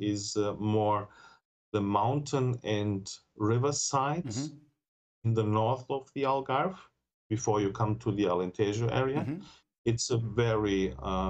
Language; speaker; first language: English; non-native, fluent; German